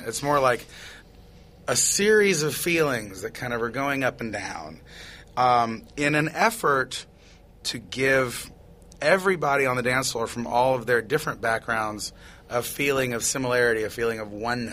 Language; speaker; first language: English; native; English